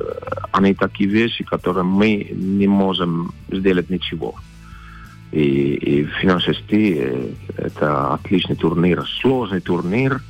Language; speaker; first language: Russian; non-native, fluent; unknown